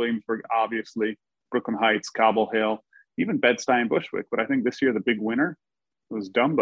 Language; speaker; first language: English; native; English